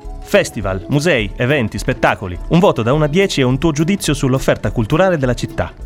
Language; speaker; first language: Italian; native; Italian